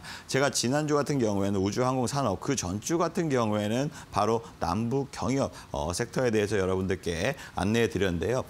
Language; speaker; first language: Korean; native; Korean